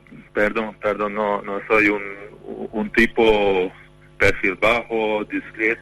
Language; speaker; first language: Spanish; non-native, fluent; Hungarian